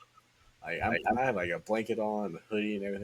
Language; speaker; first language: English; native; English